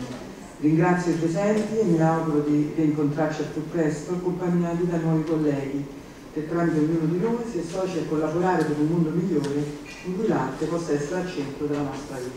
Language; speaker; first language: Italian; native; Italian